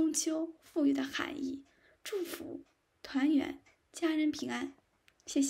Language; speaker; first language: Chinese; early bilingual, heritage; Chinese